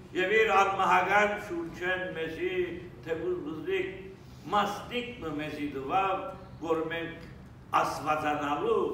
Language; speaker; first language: Armenian; early bilingual, heritage; Armenian